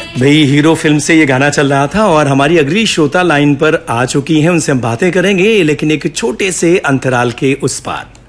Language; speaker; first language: Hindi; native; Hindi